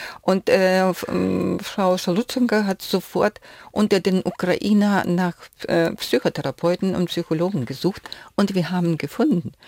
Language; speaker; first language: German; non-native, fluent; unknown